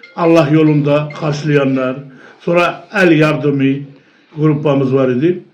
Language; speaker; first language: Turkish; early bilingual, heritage; Turkish